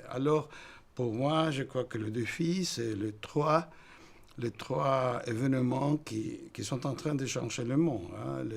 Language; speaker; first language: French; non-native, fluent; Spanish